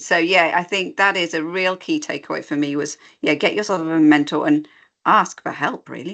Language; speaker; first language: English; native; English